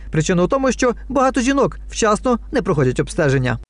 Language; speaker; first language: Ukrainian; native; Ukrainian